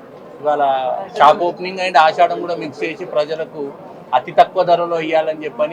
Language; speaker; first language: Telugu; native; Telugu